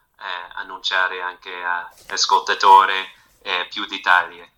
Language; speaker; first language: Italian; non-native, fluent; English